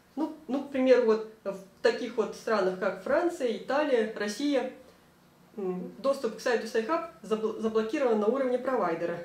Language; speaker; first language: Russian; native; Russian